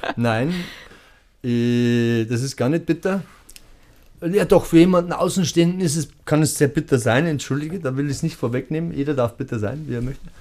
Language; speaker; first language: German; early bilingual, other home language; Turkish